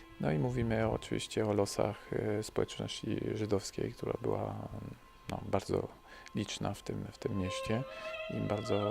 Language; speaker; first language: Polish; early bilingual, heritage; French